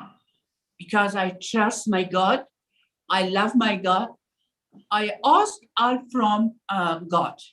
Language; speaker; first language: English; non-native, learner; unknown